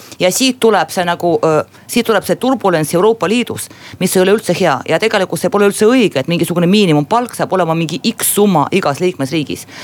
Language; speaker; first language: Estonian; non-native, local second language; Russian